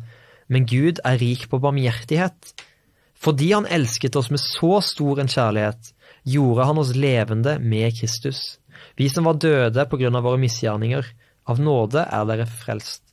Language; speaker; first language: Norwegian; native; Norwegian